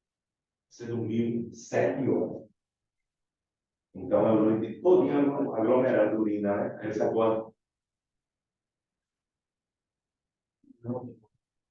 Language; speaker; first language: Portuguese; native; Portuguese